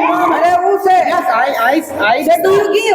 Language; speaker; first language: English; non-native, learner; Hindi